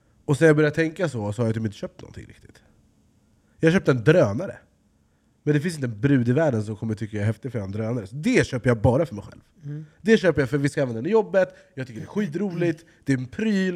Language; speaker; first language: Swedish; native; Swedish